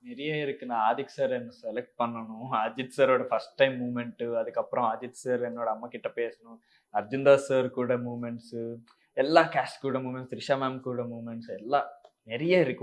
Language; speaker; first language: Tamil; non-native, learner; Telugu